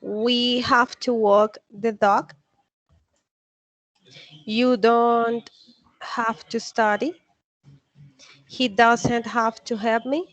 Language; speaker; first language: English; non-native, learner; Spanish